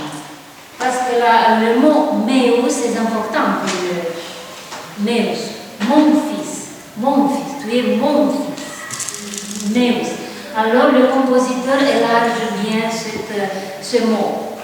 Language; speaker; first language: French; non-native, fluent; Italian